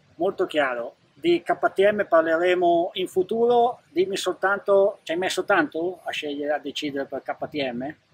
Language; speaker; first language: Italian; native; Italian